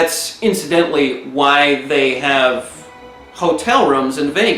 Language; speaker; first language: English; native; English